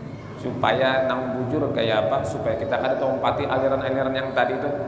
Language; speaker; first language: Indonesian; non-native, local second language; Banjar